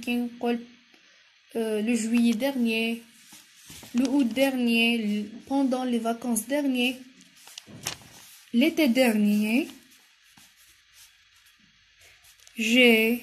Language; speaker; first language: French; non-native, local second language; Arabic